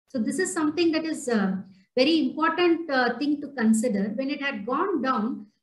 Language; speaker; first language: English; non-native, local second language; Tamil